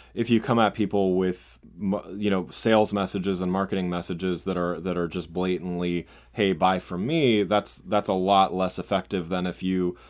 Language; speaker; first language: English; native; English